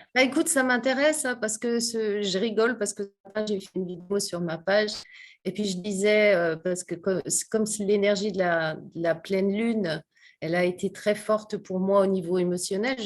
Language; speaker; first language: French; native; French